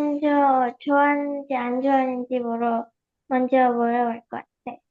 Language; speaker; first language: Korean; early bilingual, heritage; Korean